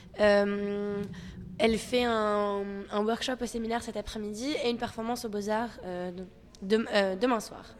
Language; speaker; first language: French; native; French